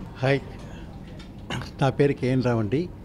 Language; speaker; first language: Telugu; native; Telugu